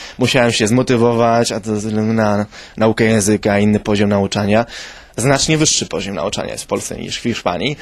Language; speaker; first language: Polish; early bilingual, heritage; Spanish